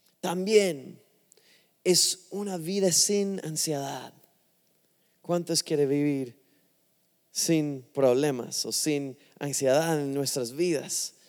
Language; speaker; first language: Spanish; non-native, fluent; English